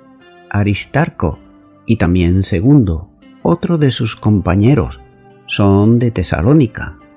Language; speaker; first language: Spanish; native; Spanish